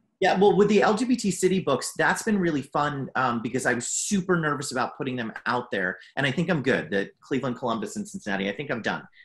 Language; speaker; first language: English; native; English